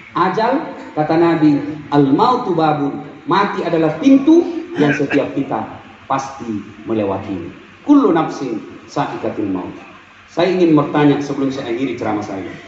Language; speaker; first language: Indonesian; non-native, local second language; Buginese